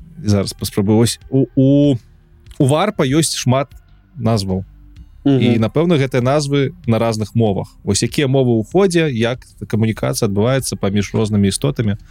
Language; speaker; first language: Belarusian; non-native, local second language; Russian